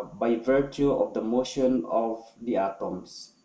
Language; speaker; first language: English; non-native, local second language; Filipino